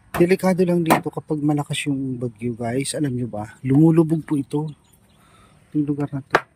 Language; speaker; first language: Filipino; non-native, local second language; Iloko